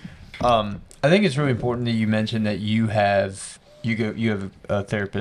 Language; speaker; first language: English; native; English